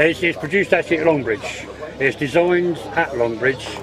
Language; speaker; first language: English; native; English